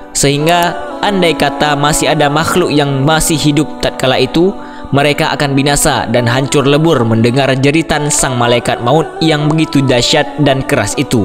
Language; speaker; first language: Indonesian; native; Indonesian